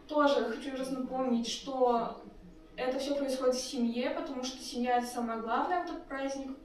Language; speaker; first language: Russian; native; Russian